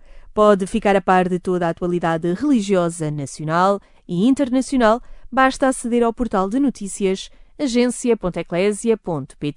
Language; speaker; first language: Portuguese; native; Portuguese